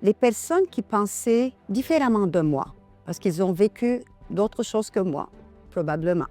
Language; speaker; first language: French; non-native, local second language; Arabic